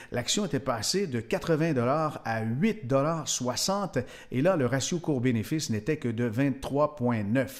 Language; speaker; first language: French; native; French